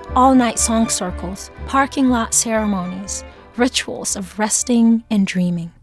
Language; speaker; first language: English; non-native, local second language; Hausa